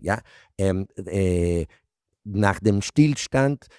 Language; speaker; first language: German; non-native, fluent; Spanish